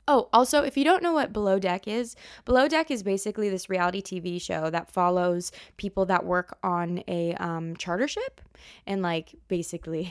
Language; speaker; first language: English; native; English